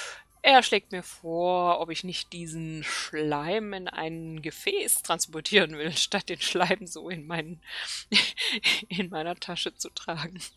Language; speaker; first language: German; native; German